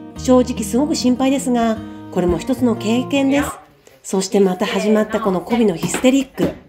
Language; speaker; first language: Japanese; native; Japanese